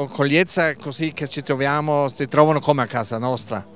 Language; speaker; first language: Italian; non-native, local second language; German